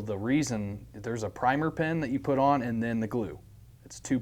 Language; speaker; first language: English; native; English